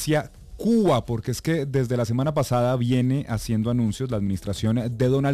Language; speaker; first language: Spanish; native; Spanish